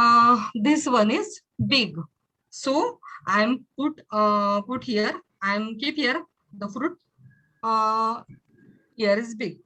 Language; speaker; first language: English; non-native, learner; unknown